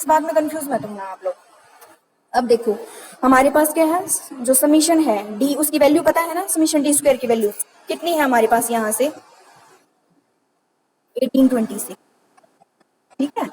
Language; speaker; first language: Hindi; native; Hindi